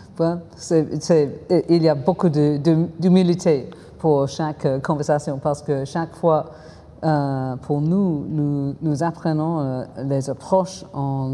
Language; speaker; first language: French; non-native, fluent; English